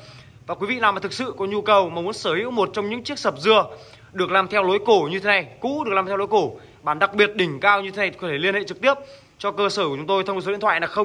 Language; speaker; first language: Vietnamese; native; Vietnamese